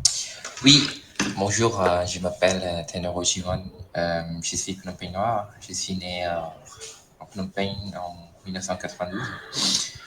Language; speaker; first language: French; non-native, fluent; Khmer